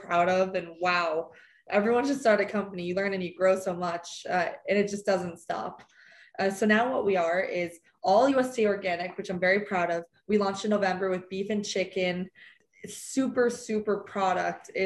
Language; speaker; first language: English; native; English